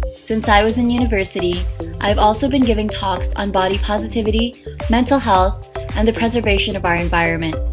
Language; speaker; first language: English; early bilingual, other home language; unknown